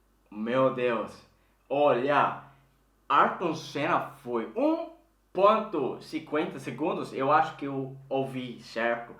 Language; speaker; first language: Portuguese; non-native, fluent; Swedish